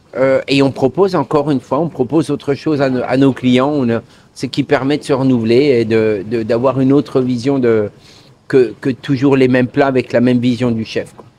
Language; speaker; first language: French; native; French